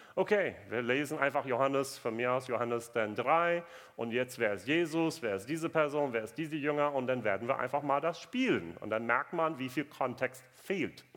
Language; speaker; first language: German; non-native, fluent; English